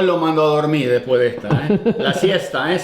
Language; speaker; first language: Spanish; native; Spanish